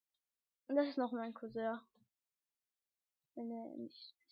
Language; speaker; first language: German; early bilingual, other home language; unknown